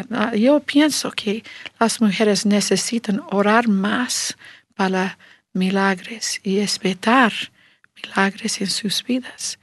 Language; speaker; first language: Spanish; non-native, learner; English